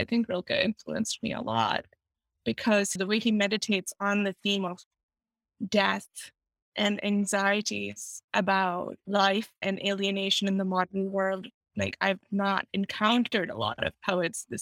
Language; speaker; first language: English; non-native, local second language; Urdu